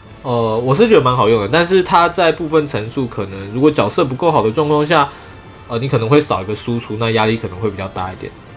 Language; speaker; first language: Chinese; native; Chinese